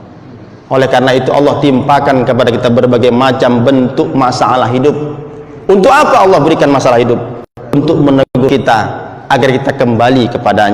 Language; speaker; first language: Indonesian; native; Indonesian